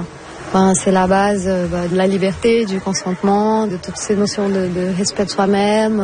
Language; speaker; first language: French; non-native, fluent; Portuguese